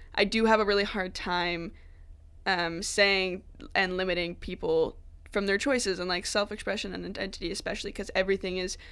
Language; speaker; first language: English; native; English